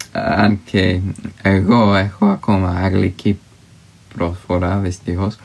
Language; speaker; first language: Greek; non-native, learner; English